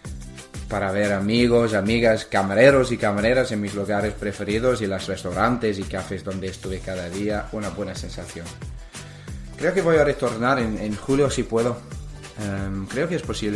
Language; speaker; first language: Spanish; non-native, learner; English